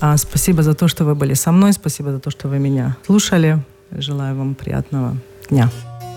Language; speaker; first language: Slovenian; non-native, fluent; Russian